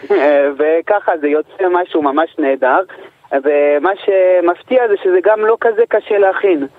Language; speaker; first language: Hebrew; early bilingual, heritage; English